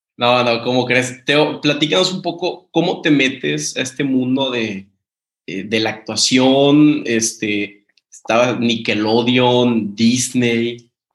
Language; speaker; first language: Spanish; native; Spanish